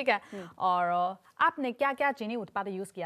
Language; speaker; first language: Hindi; non-native, fluent; Chinese